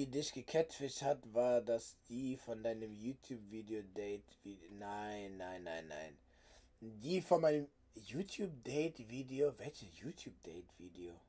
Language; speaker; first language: German; early bilingual, other home language; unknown